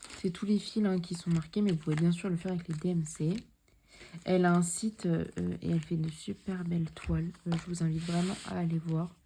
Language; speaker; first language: French; native; French